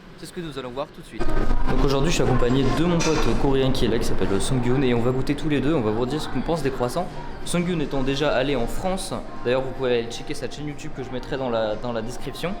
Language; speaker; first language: French; native; French